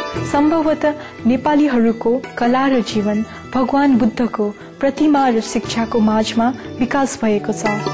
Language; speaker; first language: Nepali; native; Nepali